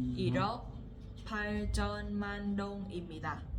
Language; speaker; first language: Korean; non-native, fluent; Vietnamese